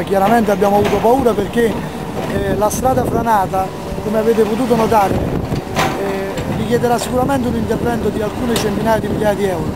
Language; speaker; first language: Italian; native; Italian